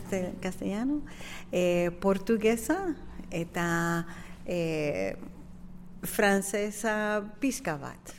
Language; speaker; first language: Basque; non-native, learner; Spanish